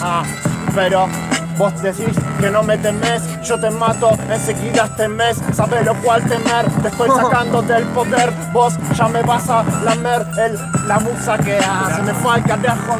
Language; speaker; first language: Spanish; native; Spanish